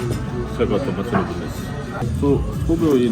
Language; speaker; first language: Japanese; non-native, fluent; French